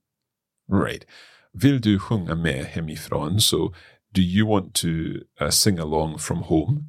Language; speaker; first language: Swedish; non-native, learner; English